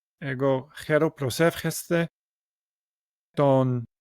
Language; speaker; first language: Greek; non-native, learner; English